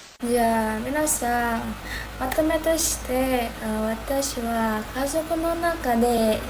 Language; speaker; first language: Japanese; non-native, learner; Indonesian